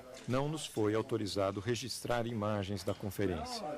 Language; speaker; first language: Portuguese; native; Portuguese